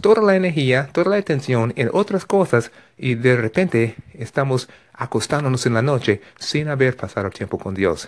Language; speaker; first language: Spanish; non-native, fluent; English